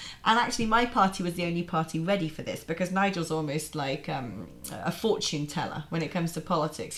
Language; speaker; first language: English; native; English